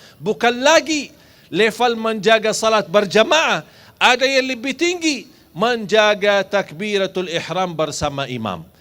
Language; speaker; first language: Malay; non-native, fluent; Arabic